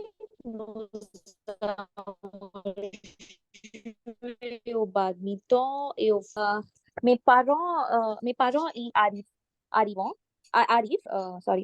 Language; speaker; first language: French; non-native, learner; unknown